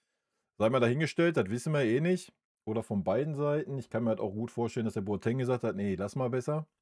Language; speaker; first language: German; native; German